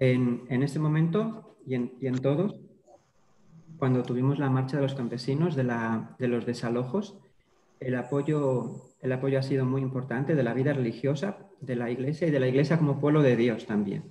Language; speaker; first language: Spanish; native; Spanish